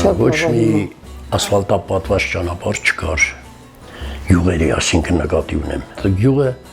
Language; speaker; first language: Armenian; non-native, local second language; Kurdish